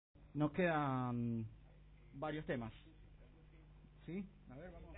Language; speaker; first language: Spanish; native; Spanish